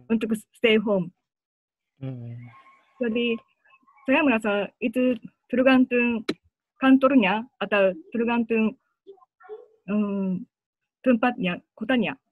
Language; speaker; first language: Indonesian; non-native, learner; Japanese